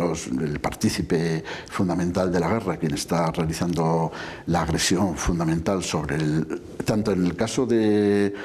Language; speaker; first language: Spanish; native; Spanish